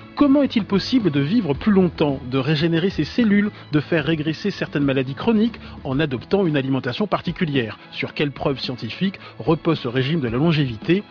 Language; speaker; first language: French; native; French